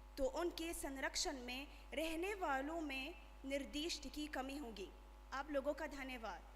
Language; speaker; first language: Hindi; non-native, learner; Arabic